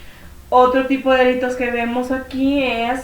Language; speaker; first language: Spanish; native; Spanish